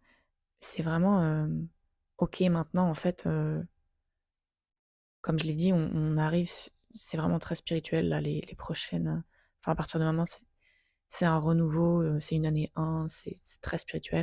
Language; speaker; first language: French; native; French